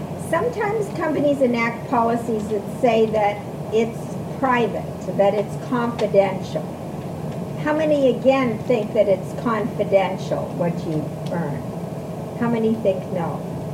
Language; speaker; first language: English; native; English